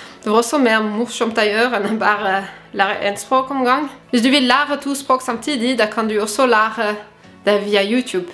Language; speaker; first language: Norwegian; non-native, fluent; French